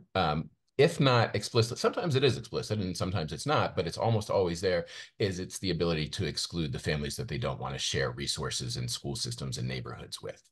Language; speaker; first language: English; native; English